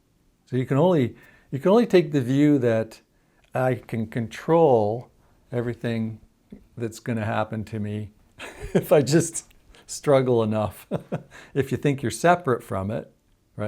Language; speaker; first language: English; native; English